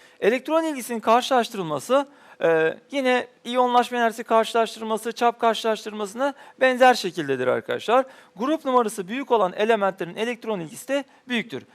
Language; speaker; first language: Turkish; native; Turkish